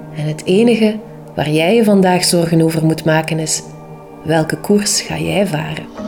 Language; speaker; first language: Dutch; native; Dutch